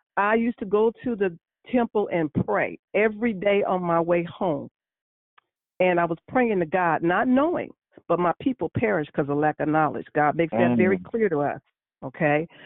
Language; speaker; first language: English; native; English